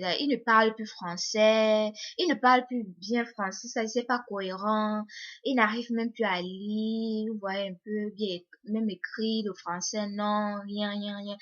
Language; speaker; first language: French; native; French